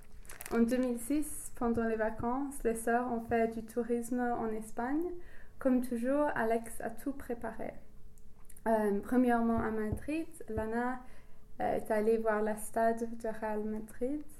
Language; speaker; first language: French; non-native, learner; English